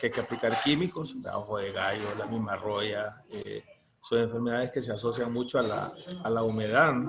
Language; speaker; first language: Spanish; native; Spanish